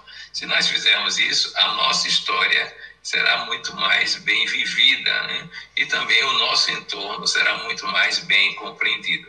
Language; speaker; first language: Portuguese; native; Portuguese